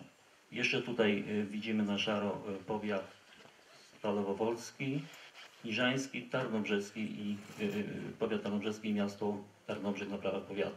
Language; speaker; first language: Polish; native; Polish